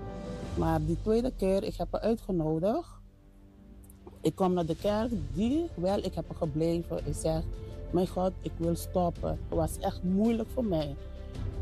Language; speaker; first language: Dutch; non-native, learner; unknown